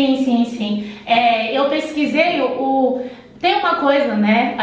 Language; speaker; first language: Portuguese; non-native, fluent; Chinese